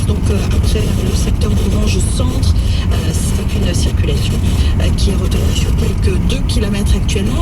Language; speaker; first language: French; native; French